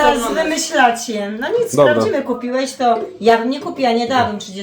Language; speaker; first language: Polish; native; Polish